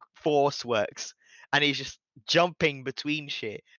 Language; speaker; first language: English; native; English